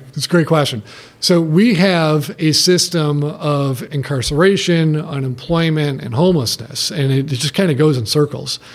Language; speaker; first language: English; native; English